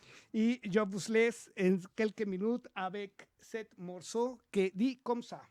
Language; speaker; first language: French; non-native, learner; Spanish